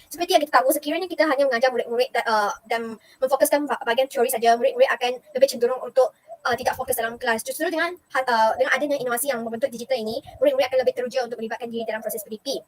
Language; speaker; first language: Malay; non-native, local second language; Chinese